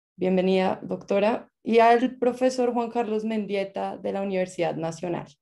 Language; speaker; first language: Spanish; native; Spanish